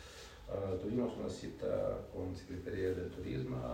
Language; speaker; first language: Spanish; non-native, learner; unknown